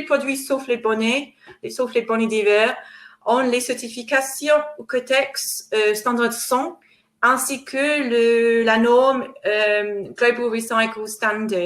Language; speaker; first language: French; non-native, fluent; English